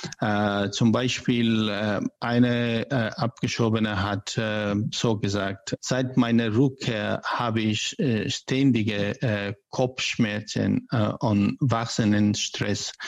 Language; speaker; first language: German; non-native, learner; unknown